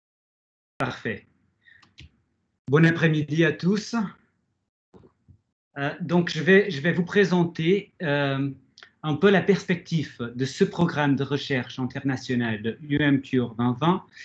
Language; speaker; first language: French; non-native, fluent; Portuguese